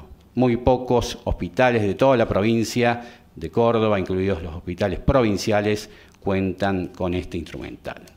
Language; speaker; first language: Spanish; native; Spanish